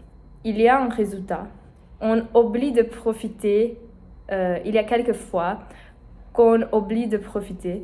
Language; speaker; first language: French; non-native, learner; Portuguese